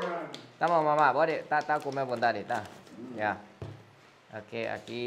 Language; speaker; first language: Portuguese; non-native, learner; Vietnamese